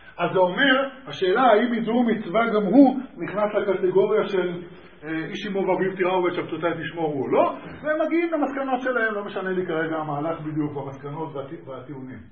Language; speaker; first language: Hebrew; native; Hebrew